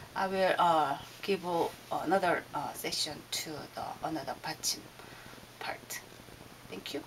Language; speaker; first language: English; non-native, learner; Korean